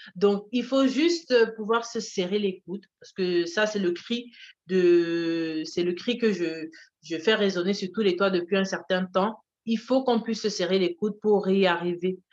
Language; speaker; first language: French; early bilingual, other home language; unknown